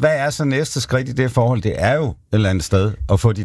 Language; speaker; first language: Danish; native; Danish